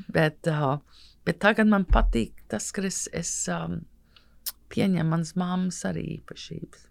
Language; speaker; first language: Latvian; early bilingual, heritage; Latvian